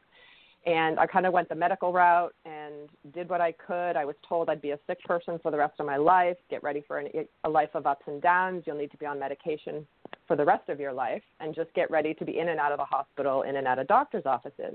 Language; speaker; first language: English; native; English